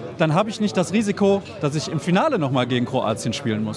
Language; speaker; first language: German; native; German